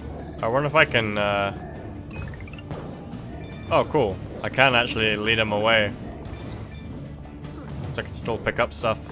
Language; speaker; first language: English; native; English